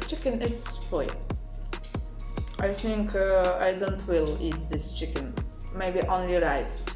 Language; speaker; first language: English; non-native, learner; Russian